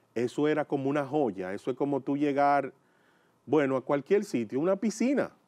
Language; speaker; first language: Spanish; native; Spanish